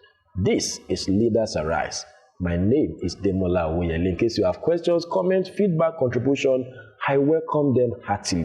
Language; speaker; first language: English; non-native, local second language; Yoruba